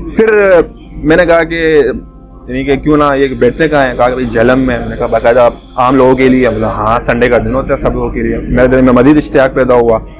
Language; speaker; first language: Urdu; non-native, local second language; Pashto